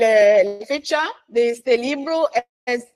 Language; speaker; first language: Spanish; non-native, fluent; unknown